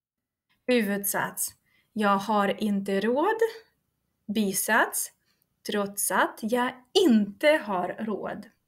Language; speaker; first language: Swedish; non-native, fluent; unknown